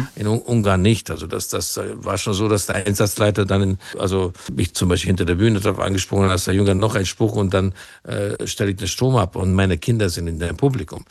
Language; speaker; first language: German; non-native, fluent; Hungarian